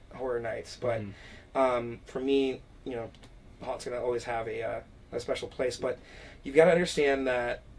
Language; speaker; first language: English; native; English